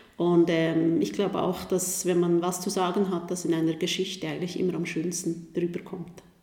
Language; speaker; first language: German; native; German